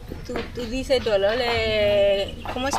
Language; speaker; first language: Spanish; non-native, learner; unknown